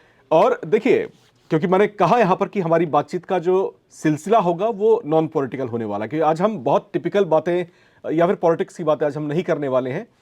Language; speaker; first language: Hindi; native; Hindi